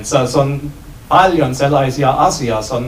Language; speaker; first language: Finnish; non-native, learner; German